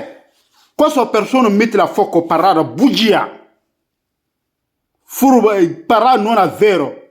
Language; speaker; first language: Italian; non-native, learner; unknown